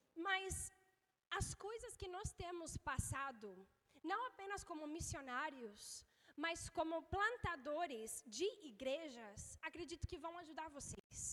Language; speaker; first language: Portuguese; non-native, fluent; English